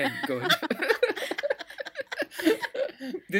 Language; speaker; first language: English; native; English